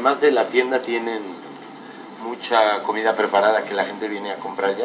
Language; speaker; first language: Spanish; native; Spanish